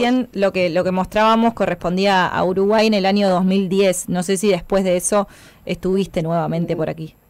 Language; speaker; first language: Spanish; native; Spanish